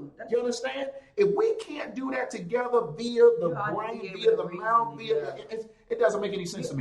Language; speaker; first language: English; native; English